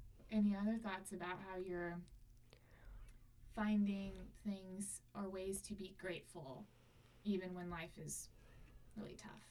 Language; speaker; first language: English; native; English